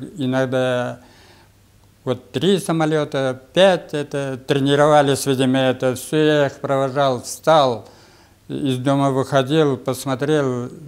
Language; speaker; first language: Russian; non-native, local second language; Bashkir